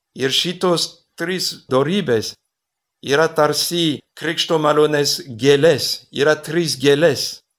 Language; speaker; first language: Lithuanian; non-native, fluent; French